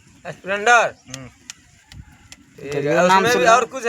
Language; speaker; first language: Hindi; native; Hindi